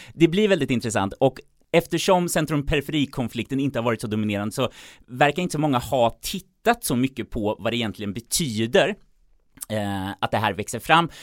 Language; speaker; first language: Swedish; native; Swedish